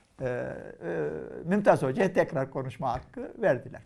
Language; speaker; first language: Turkish; non-native, fluent; Arabic